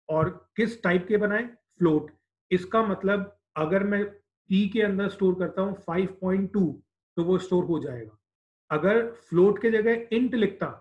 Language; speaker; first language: Hindi; native; Hindi